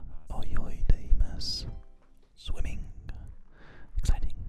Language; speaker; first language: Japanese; non-native, learner; English